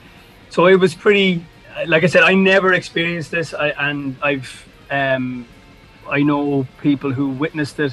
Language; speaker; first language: English; native; English